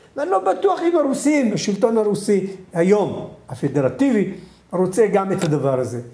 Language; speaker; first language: Hebrew; non-native, local second language; Adyghe